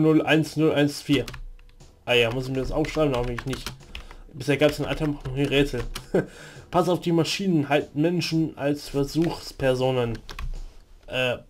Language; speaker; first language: German; native; German